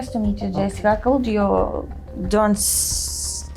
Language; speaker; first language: English; non-native, learner; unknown